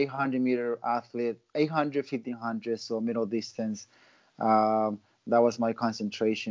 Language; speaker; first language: English; non-native, fluent; Spanish